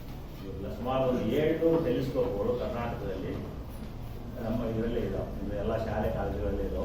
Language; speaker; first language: Kannada; native; Kannada